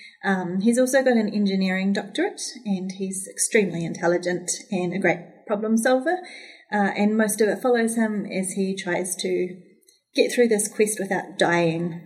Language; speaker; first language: English; native; English